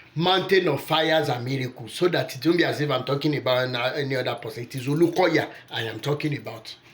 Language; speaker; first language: English; non-native, local second language; Yoruba